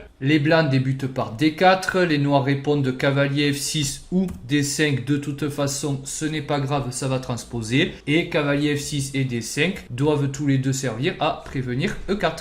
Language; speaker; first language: French; native; French